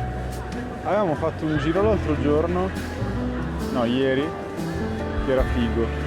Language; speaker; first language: Italian; native; Italian